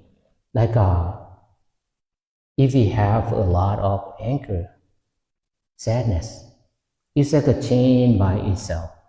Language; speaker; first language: English; non-native, fluent; Lao